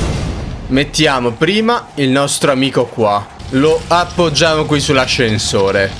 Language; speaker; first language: Italian; native; Italian